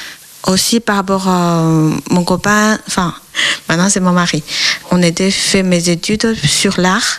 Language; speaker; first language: French; non-native, learner; Chinese